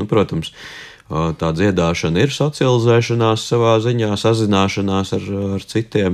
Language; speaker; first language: Latvian; native; Latvian